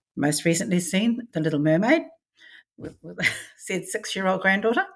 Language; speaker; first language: English; native; English